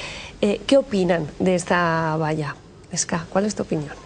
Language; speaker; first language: Spanish; native; Spanish